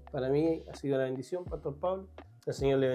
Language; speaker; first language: Spanish; native; Spanish